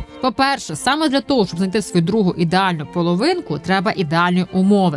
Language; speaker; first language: Ukrainian; native; Ukrainian